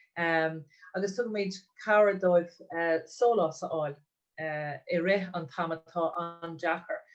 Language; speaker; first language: Irish; non-native, local second language; English